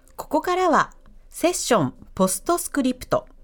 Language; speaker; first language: Japanese; native; Japanese